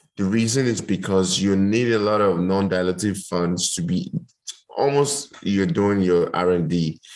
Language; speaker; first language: English; non-native, local second language; Yoruba